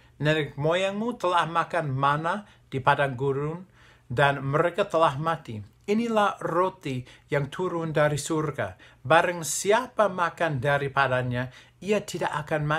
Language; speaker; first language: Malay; non-native, fluent; English